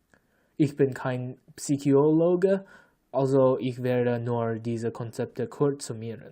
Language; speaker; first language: German; non-native, learner; English